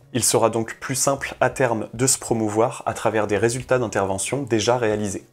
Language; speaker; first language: French; native; French